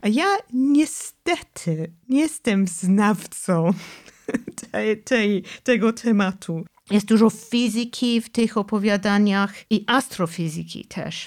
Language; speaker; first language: Polish; non-native, fluent; English